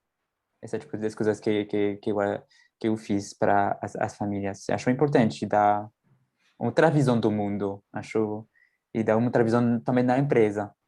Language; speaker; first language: Portuguese; non-native, fluent; French